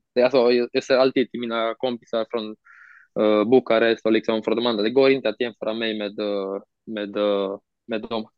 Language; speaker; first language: Swedish; non-native, fluent; Romanian